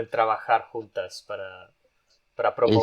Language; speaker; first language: Spanish; non-native, fluent; English